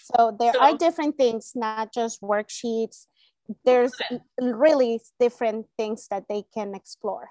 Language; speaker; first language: English; non-native, fluent; Spanish